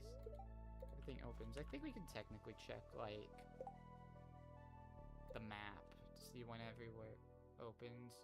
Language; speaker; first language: English; native; English